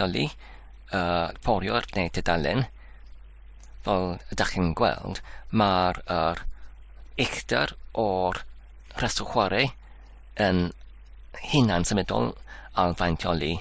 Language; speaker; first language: Welsh; non-native, learner; English